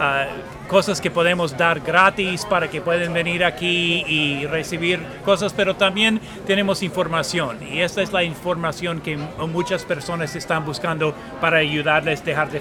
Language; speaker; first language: Spanish; non-native, fluent; English